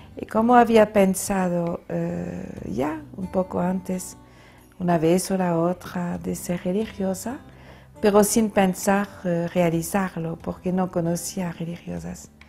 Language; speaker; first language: Spanish; non-native, fluent; French